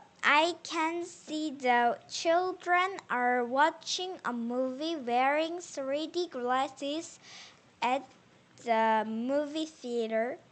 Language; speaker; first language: English; non-native, learner; Korean